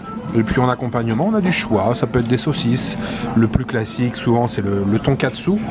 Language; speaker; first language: French; native; French